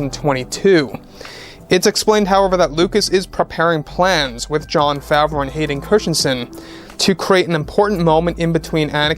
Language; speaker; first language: English; native; English